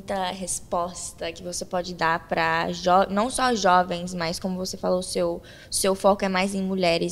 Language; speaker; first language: Portuguese; early bilingual, heritage; Portuguese